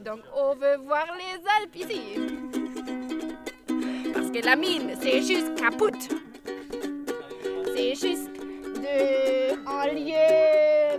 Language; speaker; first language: French; non-native, learner; German